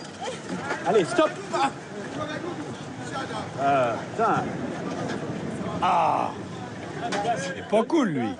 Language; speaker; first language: French; native; French